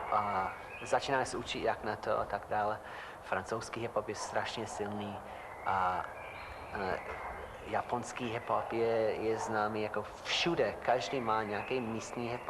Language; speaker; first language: Czech; non-native, fluent; English